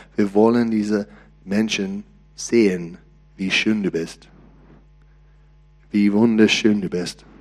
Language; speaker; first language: German; non-native, learner; English